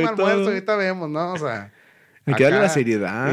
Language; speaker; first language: Spanish; native; Spanish